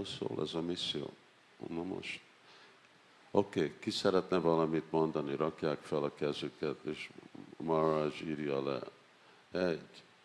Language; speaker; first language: Hungarian; non-native, learner; English